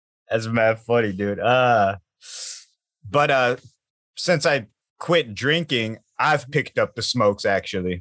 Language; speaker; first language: English; native; English